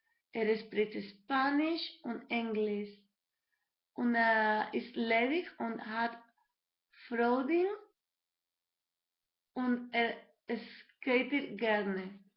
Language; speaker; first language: German; non-native, learner; Spanish